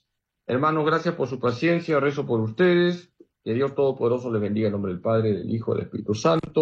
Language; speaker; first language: Spanish; native; Spanish